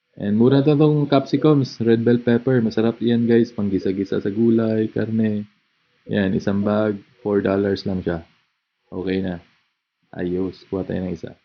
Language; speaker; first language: Filipino; native; Filipino